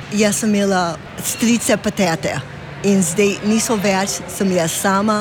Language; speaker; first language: Slovenian; early bilingual, heritage; Slovenian